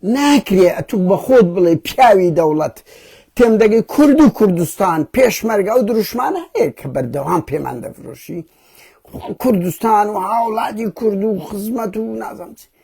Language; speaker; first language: Central Kurdish; early bilingual, heritage; Central Kurdish